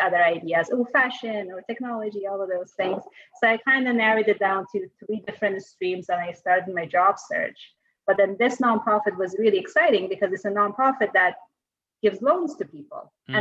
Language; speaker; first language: English; non-native, fluent; Persian